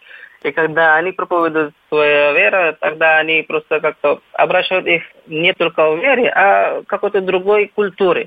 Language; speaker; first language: Russian; non-native, fluent; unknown